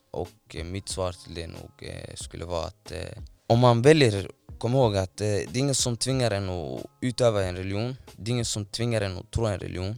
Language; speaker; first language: Swedish; non-native, fluent; Somali